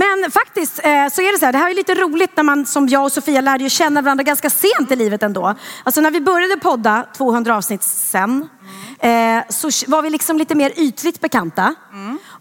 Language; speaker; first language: Swedish; native; Swedish